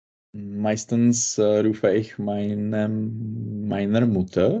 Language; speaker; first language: German; non-native, learner; Czech